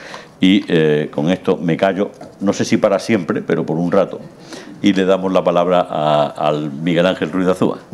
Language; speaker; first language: Spanish; native; Spanish